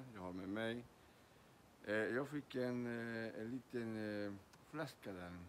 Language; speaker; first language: Swedish; non-native, learner; Spanish